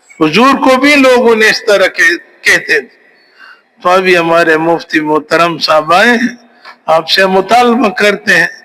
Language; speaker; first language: Urdu; non-native, local second language; Pashto